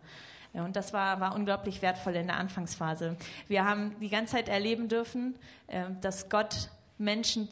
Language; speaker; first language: German; native; German